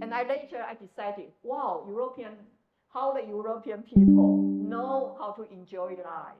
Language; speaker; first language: English; non-native, fluent; Chinese